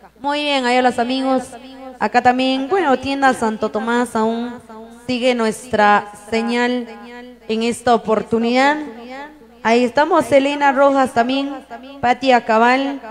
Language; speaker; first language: Spanish; native; Spanish